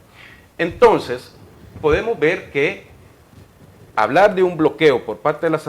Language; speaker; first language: Spanish; native; Spanish